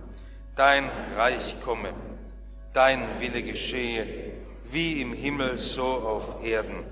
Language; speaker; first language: German; native; German